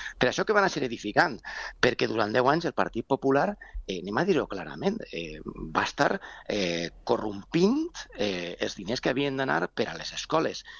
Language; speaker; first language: Catalan; native; Catalan